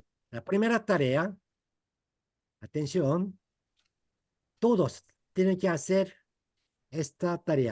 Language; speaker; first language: Spanish; non-native, fluent; Korean